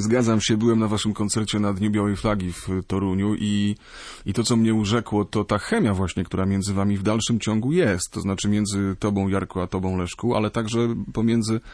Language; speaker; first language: Polish; native; Polish